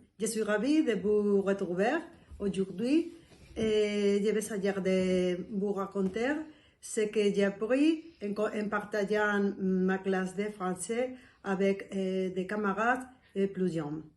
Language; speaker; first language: French; non-native, fluent; Spanish